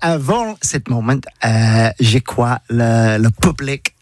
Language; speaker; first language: French; non-native, learner; English